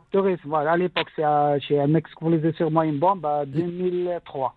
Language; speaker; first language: French; non-native, local second language; Arabic